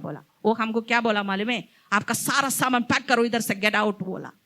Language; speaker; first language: Hindi; non-native, local second language; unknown